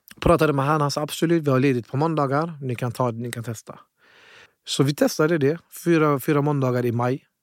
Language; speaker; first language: Swedish; early bilingual, other home language; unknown